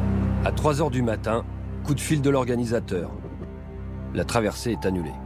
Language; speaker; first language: French; native; French